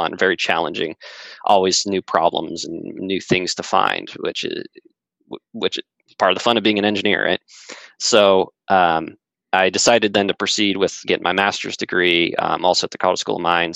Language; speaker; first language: English; native; English